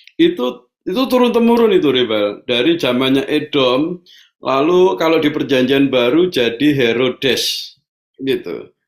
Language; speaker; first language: Indonesian; native; Indonesian